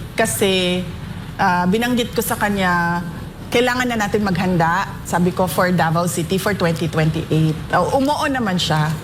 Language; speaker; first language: Filipino; non-native, local second language; Cebuano